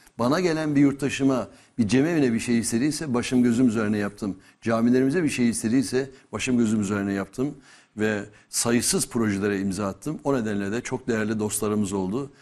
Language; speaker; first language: Turkish; native; Turkish